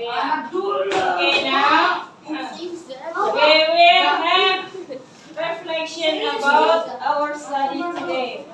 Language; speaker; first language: English; non-native, learner; Indonesian